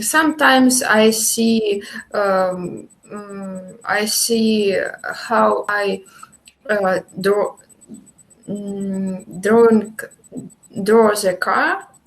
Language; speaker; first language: English; non-native, learner; Russian